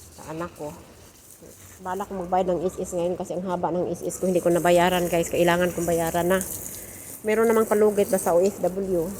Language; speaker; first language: Filipino; non-native, local second language; Cebuano